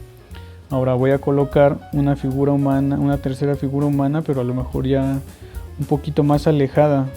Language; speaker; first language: Spanish; native; Spanish